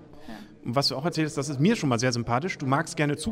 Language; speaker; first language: German; native; German